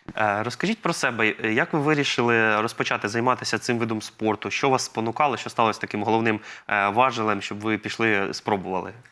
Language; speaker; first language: Ukrainian; native; Ukrainian